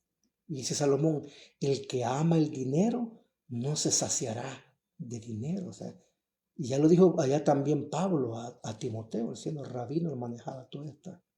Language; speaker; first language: Spanish; native; Spanish